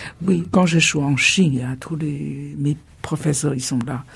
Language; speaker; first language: French; non-native, fluent; Chinese